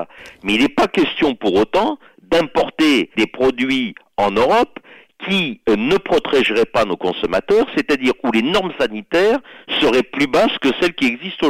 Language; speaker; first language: French; native; French